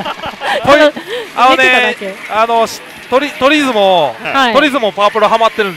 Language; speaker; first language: Japanese; native; Japanese